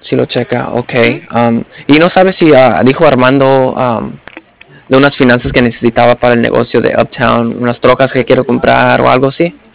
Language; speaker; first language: Spanish; non-native, local second language; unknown